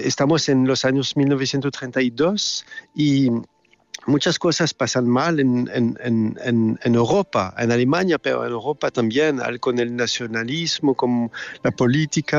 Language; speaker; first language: Spanish; non-native, learner; French